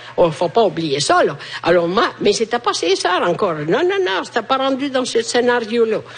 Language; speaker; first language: French; non-native, fluent; Italian